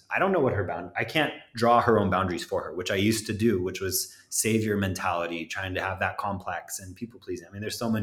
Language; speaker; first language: English; native; English